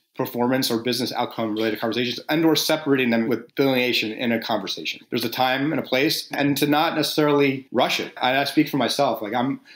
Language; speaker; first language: English; native; English